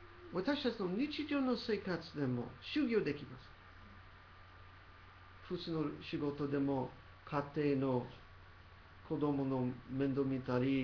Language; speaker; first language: Japanese; non-native, learner; English